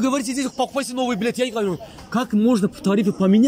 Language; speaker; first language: Russian; non-native, learner; Azerbaijani